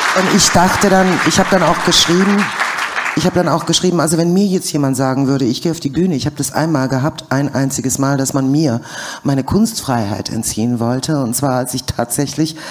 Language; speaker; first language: German; native; German